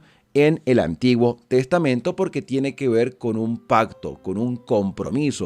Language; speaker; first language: Spanish; native; Spanish